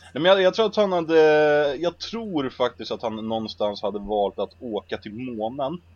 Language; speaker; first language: Swedish; native; Swedish